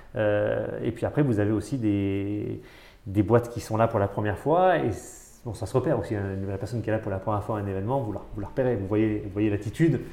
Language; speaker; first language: French; native; French